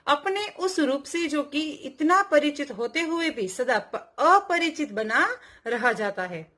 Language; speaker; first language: Hindi; non-native, local second language; Gujarati